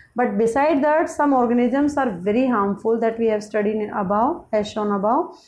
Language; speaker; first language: English; non-native, local second language; Hindi